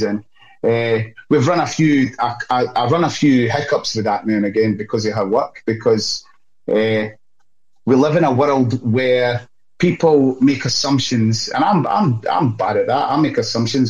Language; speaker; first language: English; native; English